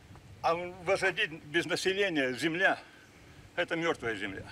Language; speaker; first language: Russian; native; Russian